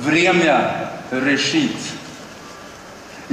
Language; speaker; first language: Russian; non-native, learner; Swedish